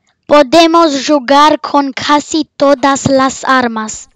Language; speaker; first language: Spanish; non-native, learner; Romanian